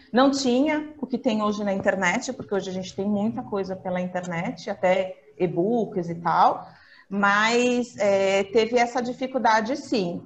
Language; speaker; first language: Portuguese; native; Portuguese